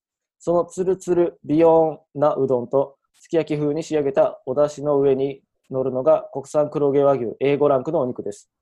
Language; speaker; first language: Japanese; native; Japanese